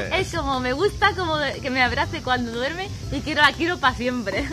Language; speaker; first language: Spanish; native; Spanish